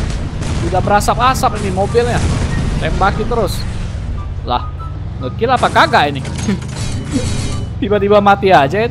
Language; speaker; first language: Indonesian; native; Indonesian